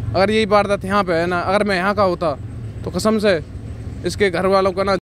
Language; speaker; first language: Hindi; native; Hindi